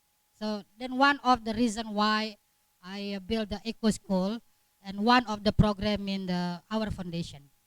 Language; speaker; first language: English; non-native, learner; Indonesian